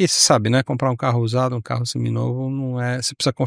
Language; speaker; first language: Portuguese; native; Portuguese